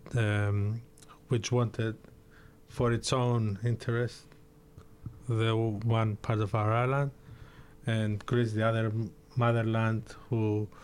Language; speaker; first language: English; early bilingual, other home language; Greek